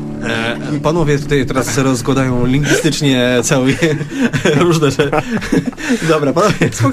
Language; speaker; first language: Polish; native; Polish